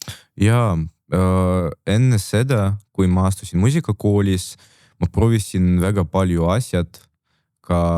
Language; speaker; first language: Estonian; non-native, local second language; Russian